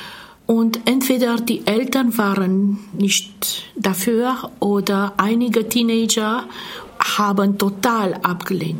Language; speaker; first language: German; non-native, fluent; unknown